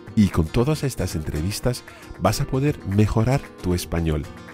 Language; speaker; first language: Spanish; non-native, fluent; English